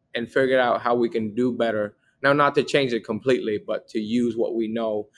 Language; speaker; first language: English; early bilingual, other home language; Vietnamese